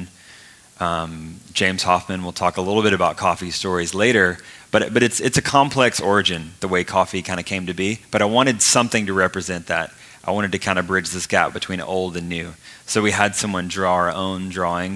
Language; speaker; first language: English; native; English